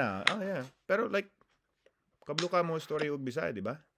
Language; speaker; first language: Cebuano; non-native, learner; English